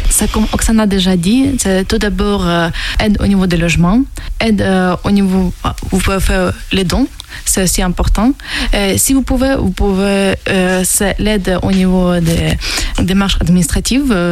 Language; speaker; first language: French; non-native, fluent; Ukrainian